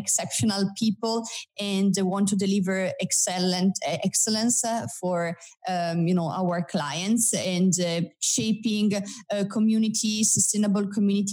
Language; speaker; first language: English; non-native, fluent; Italian